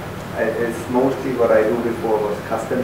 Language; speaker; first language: English; non-native, fluent; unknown